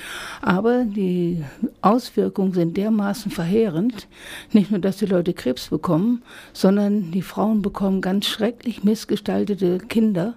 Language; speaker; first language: German; native; German